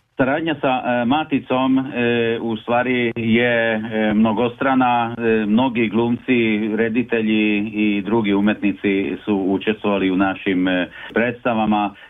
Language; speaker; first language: Serbian; early bilingual, heritage; Serbian